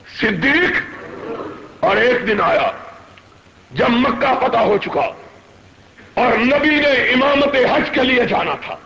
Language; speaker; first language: Urdu; non-native, local second language; Punjabi